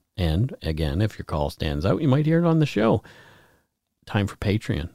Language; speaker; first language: English; native; English